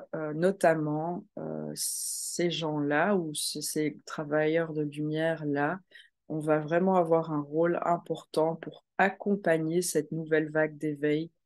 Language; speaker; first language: French; native; French